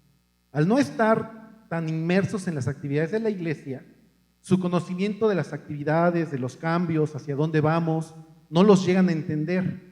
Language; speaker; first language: Spanish; native; Spanish